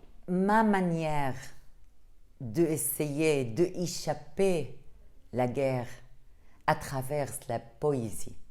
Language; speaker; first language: French; non-native, fluent; Arabic